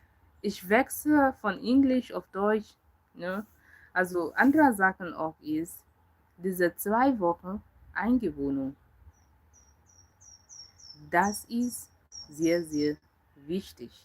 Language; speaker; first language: German; non-native, learner; Yoruba